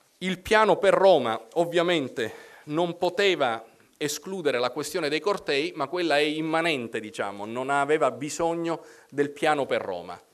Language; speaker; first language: Italian; native; Italian